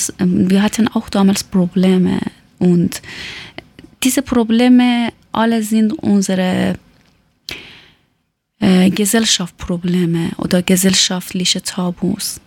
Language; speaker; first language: German; non-native, learner; Persian